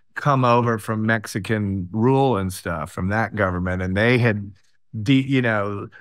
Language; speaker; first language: English; native; English